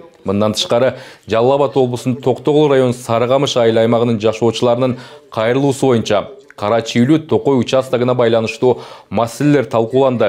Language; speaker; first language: Kyrgyz; native; Kyrgyz